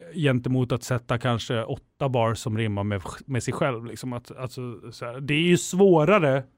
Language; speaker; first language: Swedish; native; Swedish